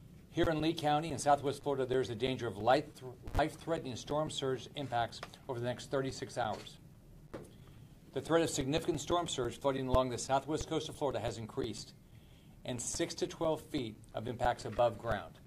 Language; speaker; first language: English; native; English